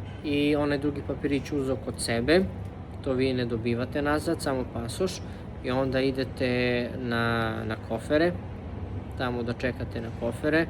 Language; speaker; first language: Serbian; early bilingual, heritage; Serbian